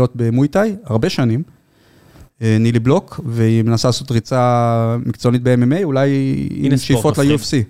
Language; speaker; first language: Hebrew; native; Hebrew